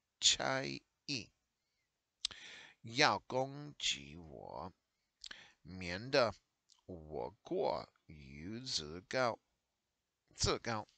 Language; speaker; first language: Chinese; non-native, learner; English